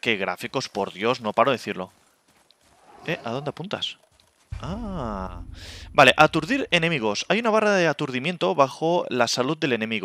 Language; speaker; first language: Spanish; native; Spanish